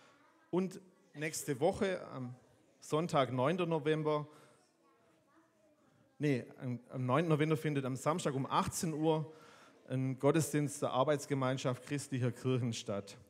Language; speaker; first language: German; native; German